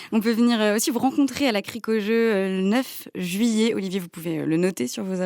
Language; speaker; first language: French; native; French